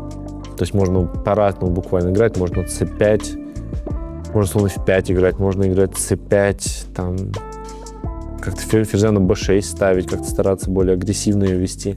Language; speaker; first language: Russian; native; Russian